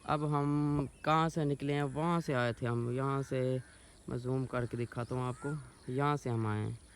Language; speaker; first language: Urdu; non-native, local second language; Saraiki